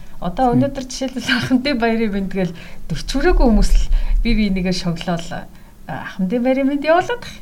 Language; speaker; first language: Mongolian; native; Mongolian